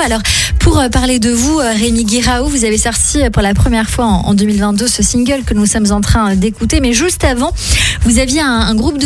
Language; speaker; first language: French; native; French